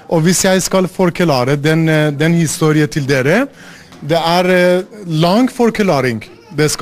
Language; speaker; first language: Norwegian; non-native, learner; Persian